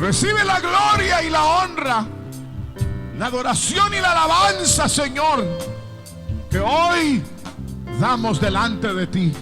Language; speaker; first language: Spanish; native; Spanish